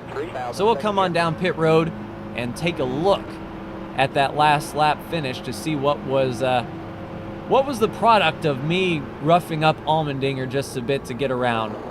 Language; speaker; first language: English; native; English